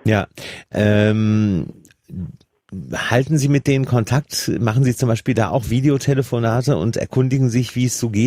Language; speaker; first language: German; native; German